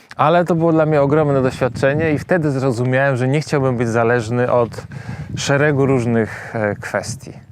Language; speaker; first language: Polish; native; Polish